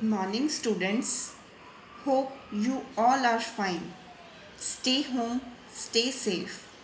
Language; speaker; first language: English; non-native, local second language; Punjabi